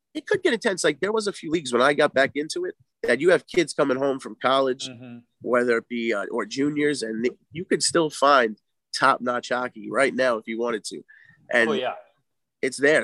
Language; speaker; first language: English; native; English